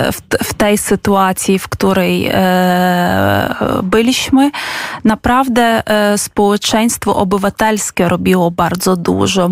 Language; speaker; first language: Polish; non-native, fluent; Ukrainian